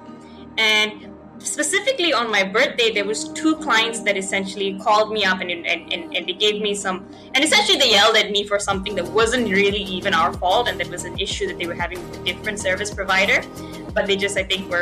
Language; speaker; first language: English; non-native, local second language; Tamil